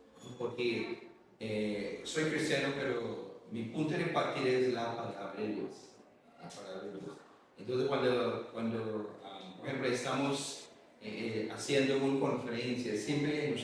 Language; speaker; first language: Spanish; non-native, learner; English